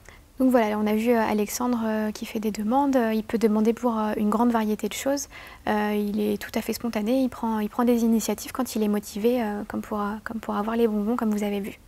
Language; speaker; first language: French; native; French